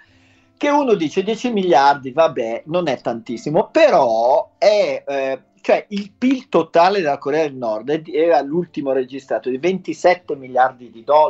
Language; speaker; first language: Italian; native; Italian